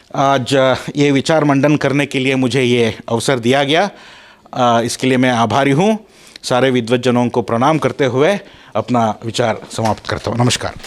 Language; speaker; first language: Hindi; non-native, local second language; Kannada